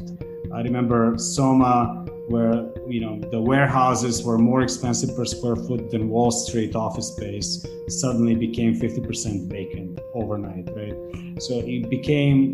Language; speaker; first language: English; non-native, fluent; Serbian